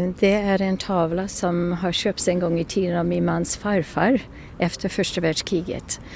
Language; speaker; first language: Swedish; non-native, fluent; English